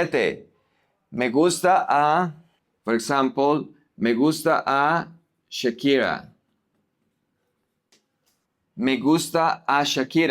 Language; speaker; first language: Spanish; non-native, fluent; English